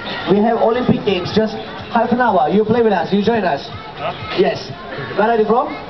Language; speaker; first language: English; non-native, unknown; Turkish